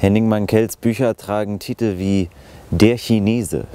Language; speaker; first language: German; native; German